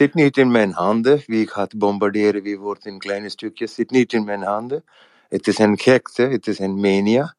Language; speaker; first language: Dutch; non-native, fluent; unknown